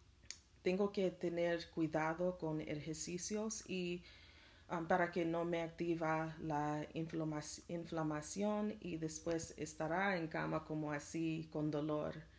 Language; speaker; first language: Spanish; non-native, learner; English